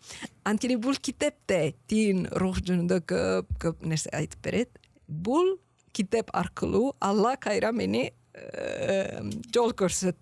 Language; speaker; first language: Kyrgyz; non-native, learner; Italian